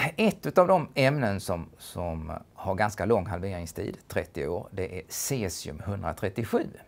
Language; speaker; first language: Swedish; native; Swedish